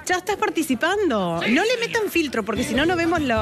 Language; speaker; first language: Spanish; native; Spanish